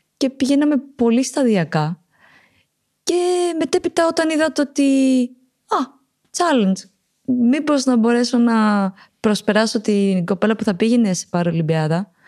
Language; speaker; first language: Greek; early bilingual, other home language; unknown